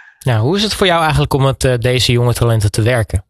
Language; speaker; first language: Dutch; native; Dutch